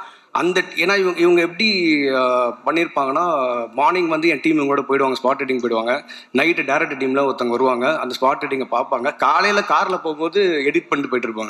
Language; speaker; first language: Tamil; native; Tamil